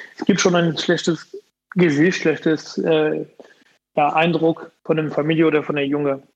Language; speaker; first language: German; non-native, fluent; French